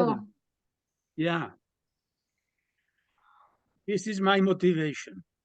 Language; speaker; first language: English; non-native, learner; Italian